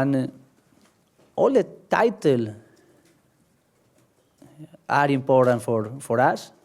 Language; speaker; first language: English; non-native, learner; Spanish